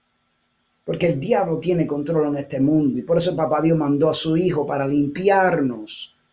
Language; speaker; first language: Spanish; early bilingual, heritage; Spanish